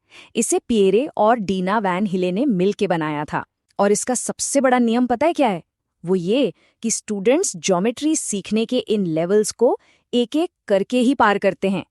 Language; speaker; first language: Hindi; native; Hindi